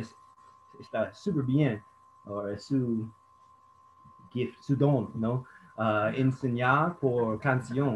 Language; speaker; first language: Spanish; non-native, fluent; English